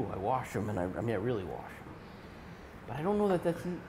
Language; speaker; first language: English; native; English